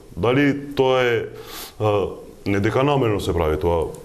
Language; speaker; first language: Macedonian; non-native, local second language; Albanian